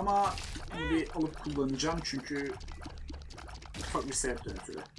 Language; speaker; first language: Turkish; native; Turkish